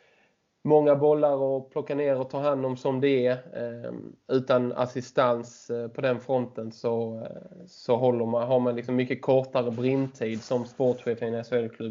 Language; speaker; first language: Swedish; native; Swedish